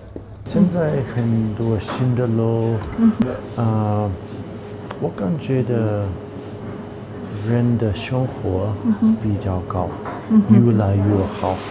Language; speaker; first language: Chinese; non-native, learner; English